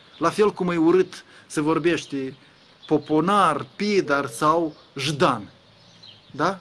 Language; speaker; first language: Romanian; native; Romanian